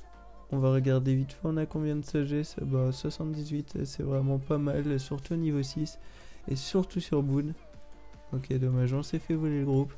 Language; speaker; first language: French; native; French